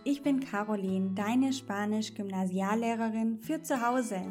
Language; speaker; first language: German; native; German